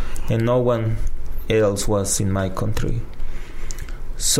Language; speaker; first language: English; non-native, fluent; Spanish